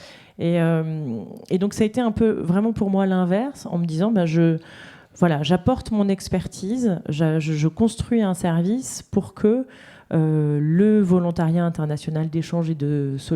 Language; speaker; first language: French; native; French